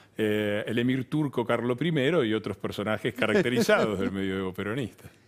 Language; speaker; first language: Spanish; native; Spanish